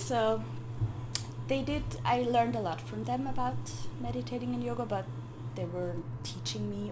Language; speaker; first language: English; non-native, fluent; Swiss German